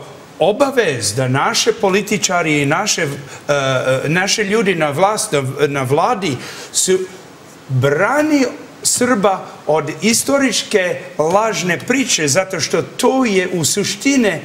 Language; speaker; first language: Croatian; early bilingual, heritage; English